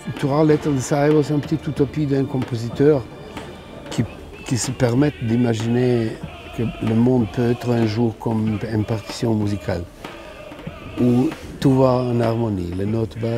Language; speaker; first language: French; non-native, fluent; Serbian